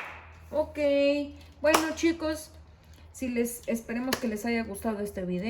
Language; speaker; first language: Spanish; native; Spanish